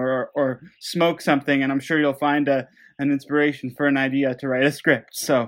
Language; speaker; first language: English; non-native, fluent; Dutch